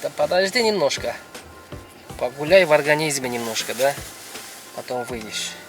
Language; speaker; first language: Russian; non-native, local second language; Kyrgyz